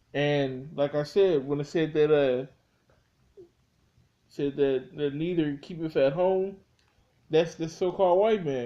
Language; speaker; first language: English; native; English